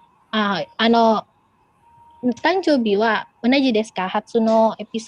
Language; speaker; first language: Japanese; non-native, learner; Indonesian